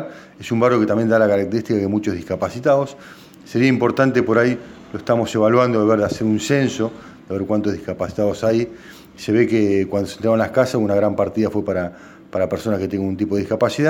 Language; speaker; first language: Spanish; native; Spanish